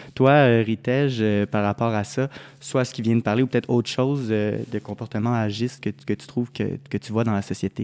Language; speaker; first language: French; native; French